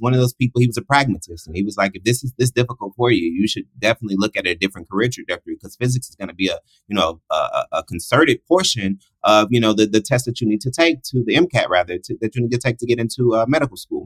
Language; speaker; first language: English; native; English